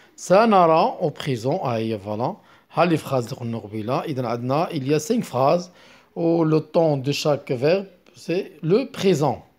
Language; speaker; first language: French; non-native, local second language; Arabic